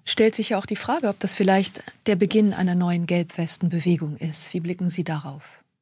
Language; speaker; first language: German; native; German